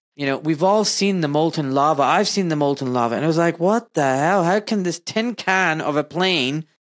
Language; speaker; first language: English; native; English